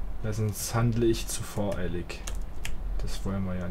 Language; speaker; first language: German; native; German